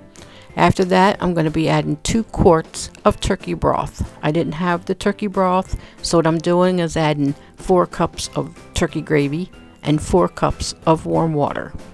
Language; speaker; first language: English; native; English